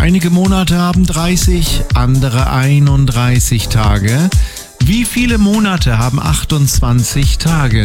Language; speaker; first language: German; native; German